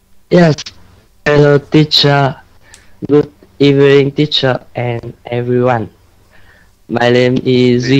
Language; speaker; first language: English; non-native, learner; Vietnamese